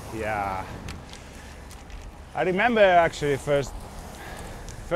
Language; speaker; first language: English; non-native, fluent; Italian